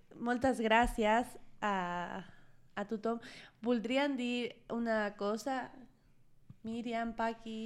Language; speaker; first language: Catalan; non-native, learner; Spanish